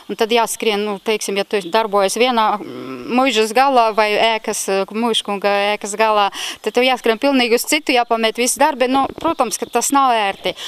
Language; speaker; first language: Latvian; native; Latvian